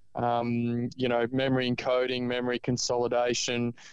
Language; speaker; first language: English; native; English